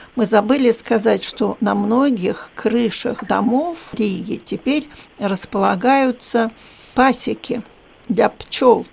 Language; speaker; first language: Russian; native; Russian